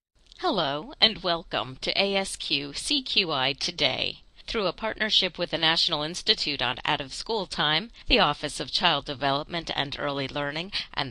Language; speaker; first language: English; native; English